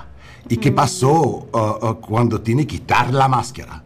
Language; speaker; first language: Spanish; non-native, learner; English